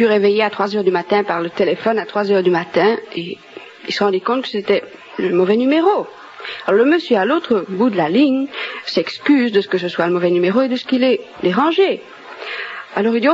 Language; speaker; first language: English; non-native, fluent; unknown